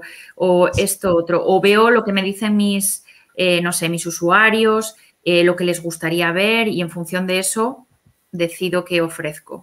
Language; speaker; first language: Spanish; native; Spanish